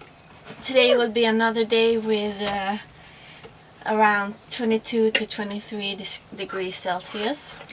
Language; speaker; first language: English; non-native, fluent; Swedish